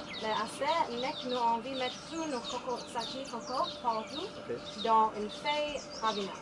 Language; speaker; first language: French; non-native, local second language; Morisyen